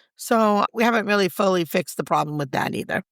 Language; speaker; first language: English; native; English